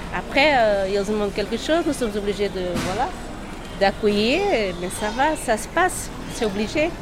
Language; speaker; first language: French; non-native, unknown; Portuguese